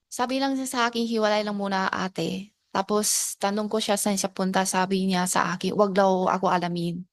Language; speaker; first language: Filipino; non-native, learner; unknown